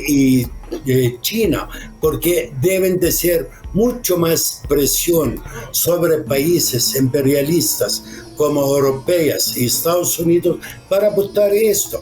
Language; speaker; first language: Spanish; non-native, fluent; Arabic